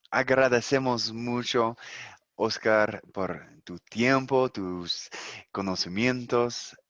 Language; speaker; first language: Spanish; non-native, fluent; English